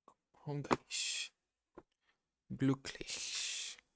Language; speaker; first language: German; non-native, learner; Portuguese